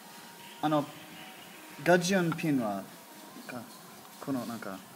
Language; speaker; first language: Japanese; non-native, learner; English